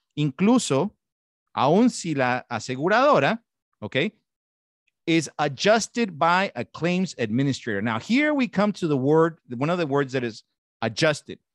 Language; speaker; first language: English; non-native, fluent; Spanish